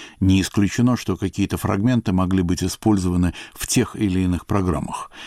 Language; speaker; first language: Russian; native; Russian